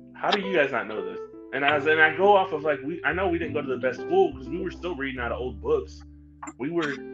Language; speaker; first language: English; native; English